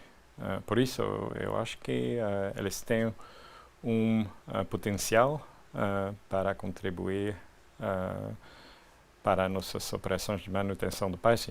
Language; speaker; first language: Portuguese; non-native, fluent; French